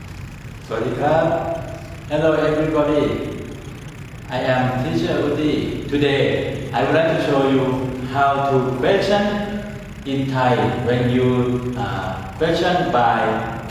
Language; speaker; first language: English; non-native, learner; Thai